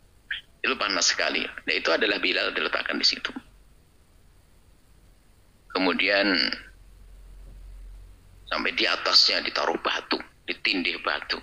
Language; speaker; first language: Indonesian; native; Indonesian